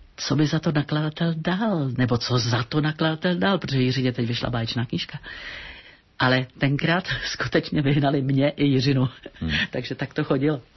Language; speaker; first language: Czech; native; Czech